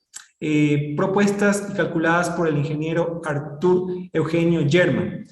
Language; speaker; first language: Spanish; native; Spanish